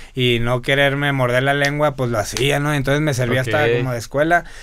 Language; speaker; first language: Spanish; native; Spanish